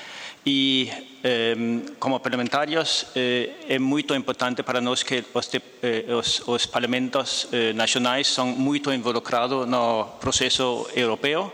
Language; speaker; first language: Portuguese; non-native, fluent; Danish